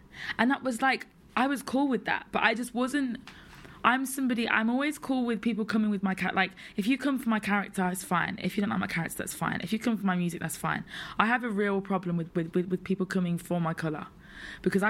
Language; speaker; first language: English; native; English